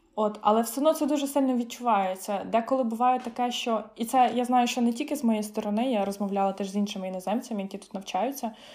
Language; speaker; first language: Ukrainian; native; Ukrainian